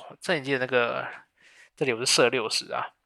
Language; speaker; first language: Chinese; native; Chinese